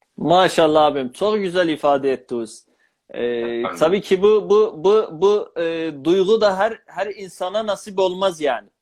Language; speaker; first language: Turkish; native; Turkish